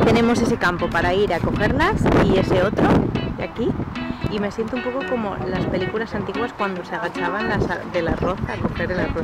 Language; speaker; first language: Spanish; native; Spanish